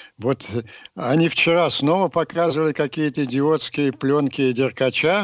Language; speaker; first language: Russian; native; Russian